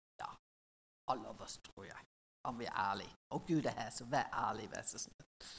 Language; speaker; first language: Norwegian; non-native, learner; English